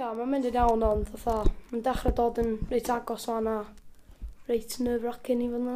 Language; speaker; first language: Welsh; native; Welsh